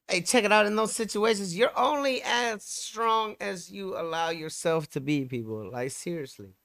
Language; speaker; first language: English; native; English